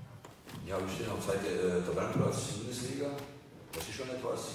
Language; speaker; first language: German; non-native, fluent; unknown